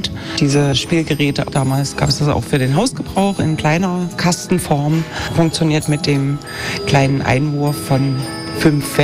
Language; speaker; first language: German; native; German